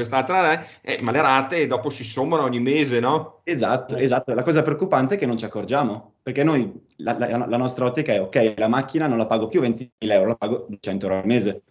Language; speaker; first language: Italian; native; Italian